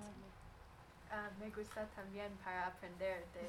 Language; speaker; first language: Spanish; non-native, learner; English